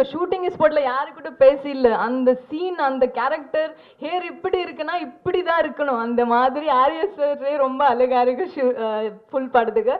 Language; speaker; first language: Tamil; non-native, learner; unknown